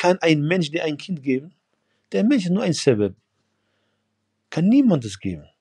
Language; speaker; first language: German; non-native, fluent; Arabic